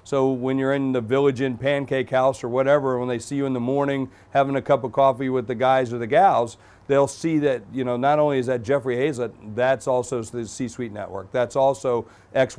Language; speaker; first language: English; native; English